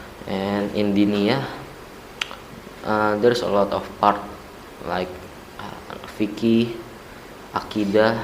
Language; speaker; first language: English; non-native, learner; Indonesian